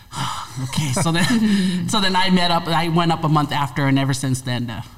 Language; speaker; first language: English; native; English